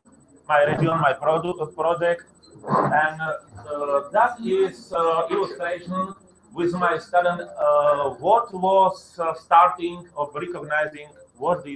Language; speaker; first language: English; non-native, learner; Slovak